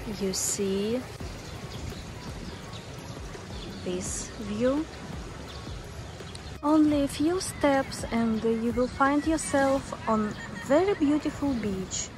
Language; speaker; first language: English; non-native, learner; Russian